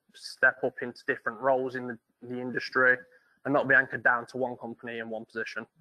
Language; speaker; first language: English; native; English